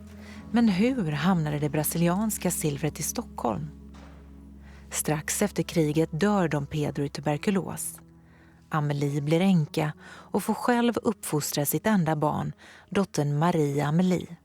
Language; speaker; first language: Swedish; native; Swedish